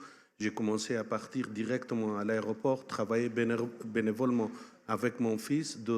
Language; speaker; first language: French; non-native, fluent; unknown